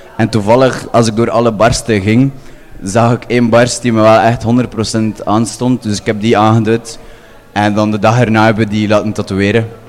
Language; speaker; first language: Dutch; native; Dutch